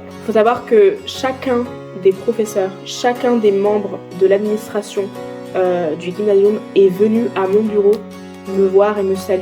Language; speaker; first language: French; native; French